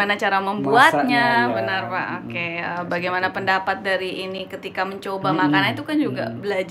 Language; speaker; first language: Indonesian; native; Indonesian